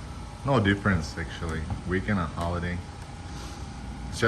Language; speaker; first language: English; non-native, fluent; Ukrainian